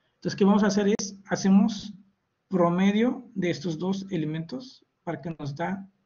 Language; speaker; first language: Spanish; non-native, fluent; Hindi